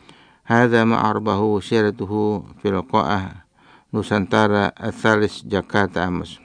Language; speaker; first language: Arabic; non-native, fluent; Indonesian